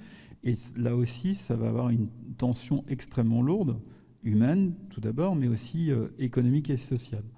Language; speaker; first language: French; native; French